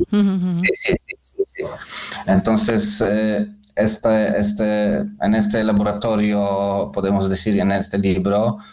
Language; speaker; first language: Spanish; non-native, fluent; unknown